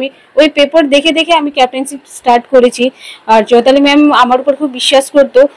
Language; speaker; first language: Bangla; non-native, local second language; Hindi